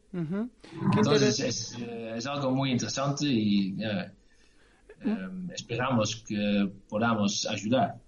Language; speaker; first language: Spanish; non-native, learner; Dutch